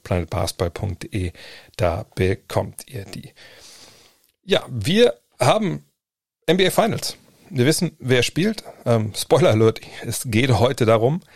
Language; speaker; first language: German; native; German